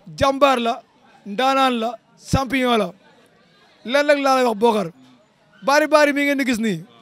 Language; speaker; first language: Wolof; native; Wolof